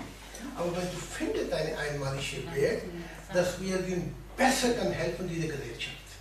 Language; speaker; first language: German; non-native, learner; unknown